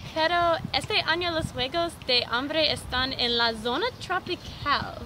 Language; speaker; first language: Spanish; non-native, learner; English